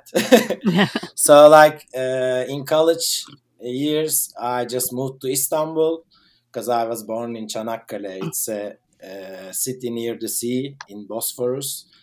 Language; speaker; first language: English; non-native, fluent; Turkish